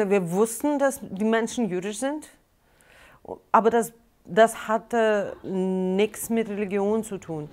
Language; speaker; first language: German; non-native, fluent; Russian